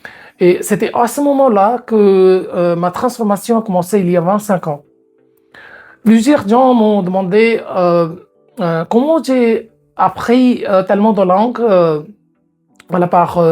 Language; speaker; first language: French; non-native, fluent; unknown